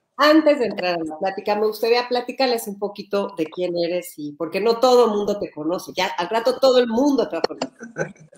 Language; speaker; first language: Spanish; native; Spanish